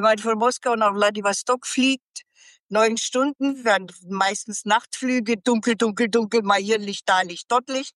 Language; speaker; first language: German; native; German